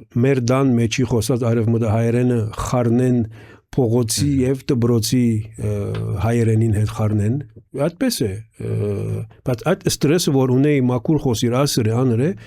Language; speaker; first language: Armenian; early bilingual, heritage; Armenian